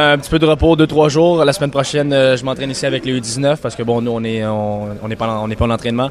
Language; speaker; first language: French; native; French